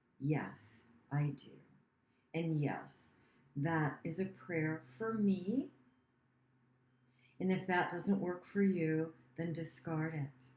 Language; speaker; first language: English; native; English